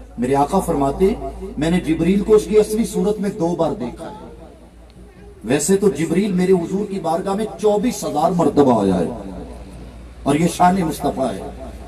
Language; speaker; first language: Urdu; non-native, local second language; Punjabi